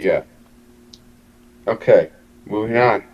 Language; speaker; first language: English; native; English